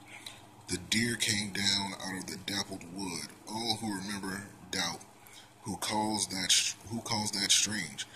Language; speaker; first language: English; native; English